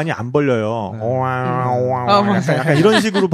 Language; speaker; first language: Korean; native; Korean